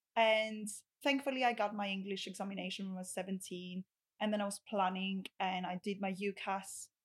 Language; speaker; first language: English; non-native, fluent; Greek